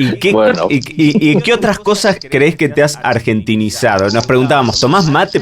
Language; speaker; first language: Spanish; native; Spanish